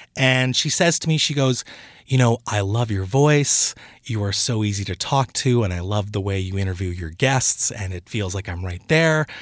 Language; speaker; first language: English; early bilingual, other home language; Urdu